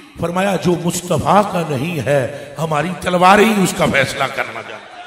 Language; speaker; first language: Urdu; non-native, local second language; Punjabi